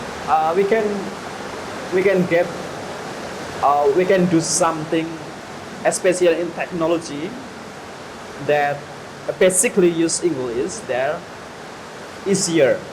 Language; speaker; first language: English; non-native, learner; Indonesian